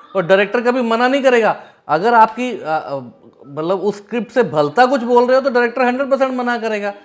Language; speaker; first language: Hindi; native; Hindi